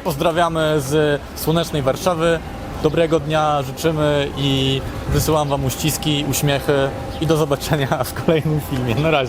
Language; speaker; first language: Polish; native; Polish